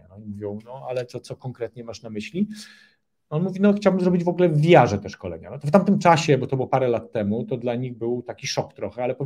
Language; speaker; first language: Polish; native; Polish